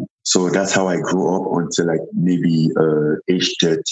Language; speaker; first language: English; non-native, local second language; French